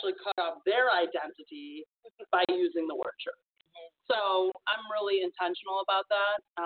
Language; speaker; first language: English; native; English